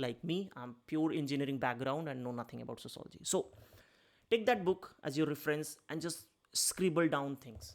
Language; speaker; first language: English; non-native, local second language; Hindi